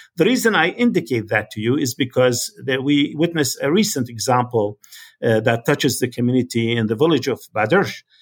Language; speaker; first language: English; non-native, fluent; Arabic